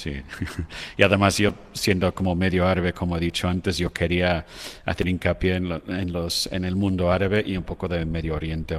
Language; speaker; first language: Spanish; non-native, fluent; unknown